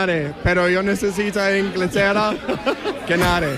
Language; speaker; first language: Spanish; non-native, learner; English